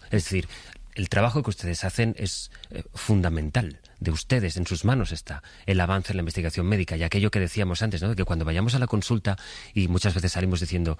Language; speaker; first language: Spanish; native; Spanish